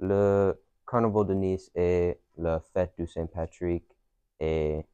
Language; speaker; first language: French; non-native, learner; English